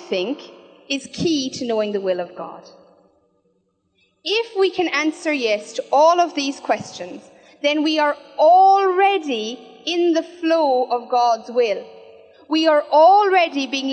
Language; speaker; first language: English; native; English